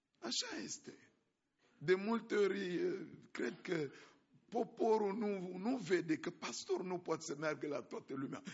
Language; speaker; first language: Romanian; non-native, fluent; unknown